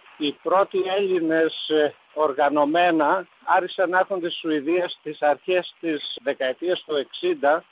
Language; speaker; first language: Greek; native; Greek